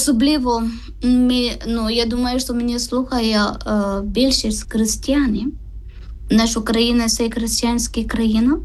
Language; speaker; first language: Ukrainian; non-native, learner; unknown